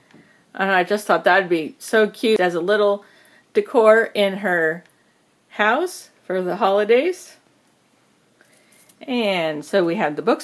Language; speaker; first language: English; native; English